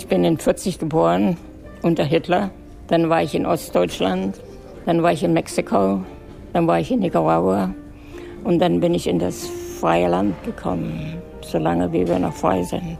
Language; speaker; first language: German; native; German